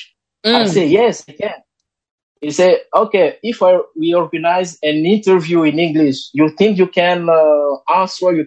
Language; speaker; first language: English; non-native, learner; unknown